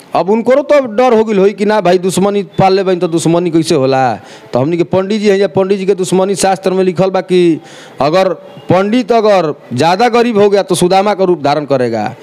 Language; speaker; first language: Bhojpuri; native; Bhojpuri